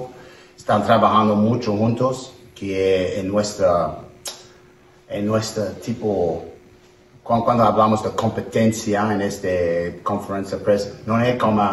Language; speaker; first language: Spanish; non-native, learner; English